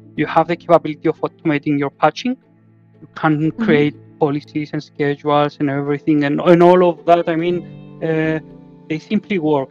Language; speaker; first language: English; non-native, fluent; Greek